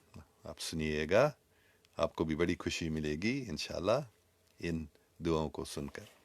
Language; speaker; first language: Hindi; non-native, local second language; English